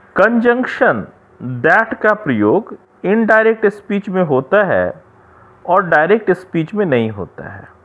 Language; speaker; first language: Hindi; native; Hindi